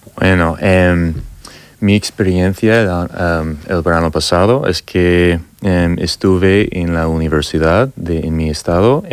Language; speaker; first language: Spanish; non-native, learner; English